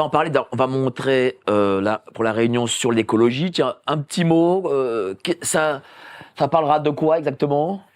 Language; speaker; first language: French; native; French